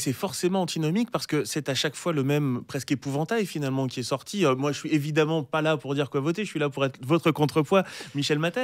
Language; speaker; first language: French; native; French